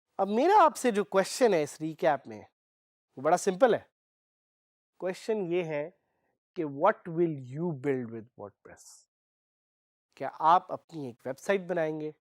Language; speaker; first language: Urdu; native; Urdu